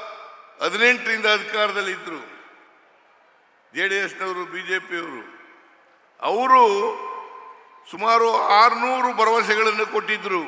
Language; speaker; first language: Kannada; native; Kannada